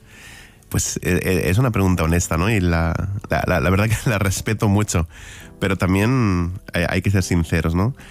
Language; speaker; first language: Spanish; native; Spanish